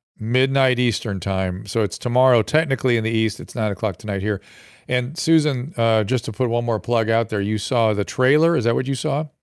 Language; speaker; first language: English; native; English